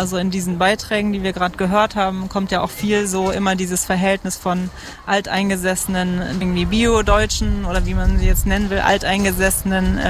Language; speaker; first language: German; native; German